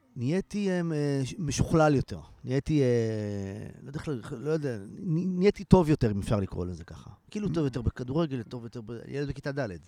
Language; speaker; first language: Hebrew; native; Hebrew